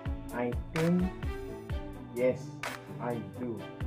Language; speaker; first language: English; non-native, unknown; Indonesian